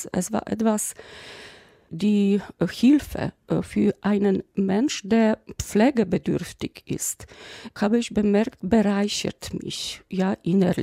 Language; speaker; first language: German; non-native, fluent; Polish